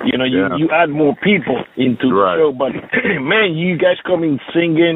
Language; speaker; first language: English; non-native, learner; Spanish